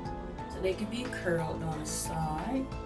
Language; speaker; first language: English; native; English